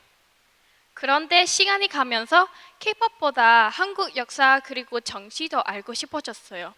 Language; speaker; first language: Korean; non-native, fluent; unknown